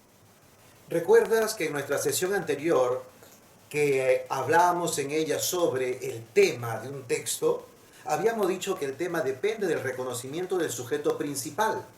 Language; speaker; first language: Spanish; native; Spanish